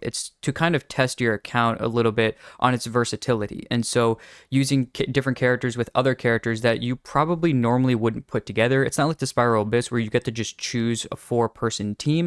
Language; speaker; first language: English; native; English